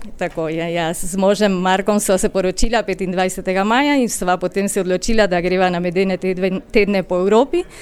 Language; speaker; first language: Slovenian; early bilingual, heritage; Slovenian